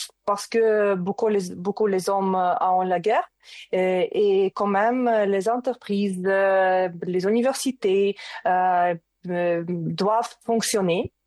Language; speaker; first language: French; non-native, learner; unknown